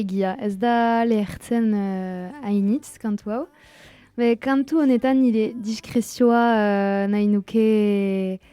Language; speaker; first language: Basque; non-native, local second language; French